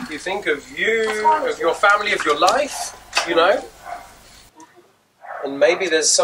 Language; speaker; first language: English; non-native, fluent; French